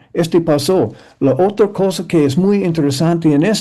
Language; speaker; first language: Spanish; early bilingual, heritage; English